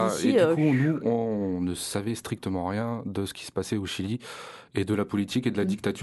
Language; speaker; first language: French; native; French